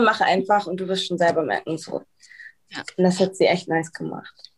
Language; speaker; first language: German; early bilingual, heritage; German